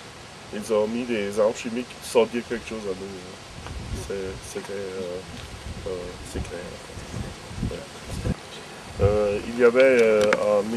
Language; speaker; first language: French; non-native, fluent; German